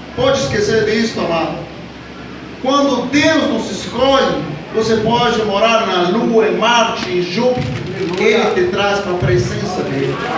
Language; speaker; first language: Portuguese; non-native, fluent; Spanish